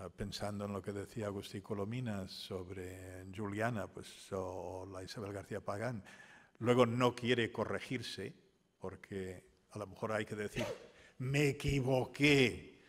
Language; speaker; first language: Spanish; non-native, local second language; Catalan